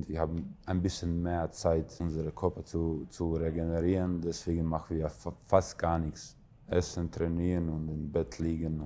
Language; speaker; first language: German; non-native, fluent; Croatian